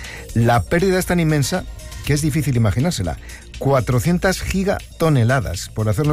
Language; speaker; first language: Spanish; native; Spanish